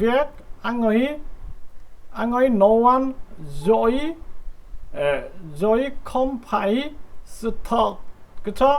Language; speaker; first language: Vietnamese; non-native, learner; Korean